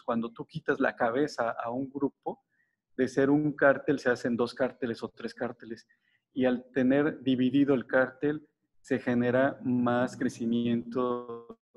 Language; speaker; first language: Spanish; native; Spanish